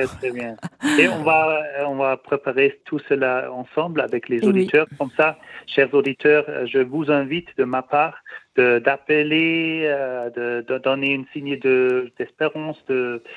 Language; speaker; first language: French; non-native, learner; German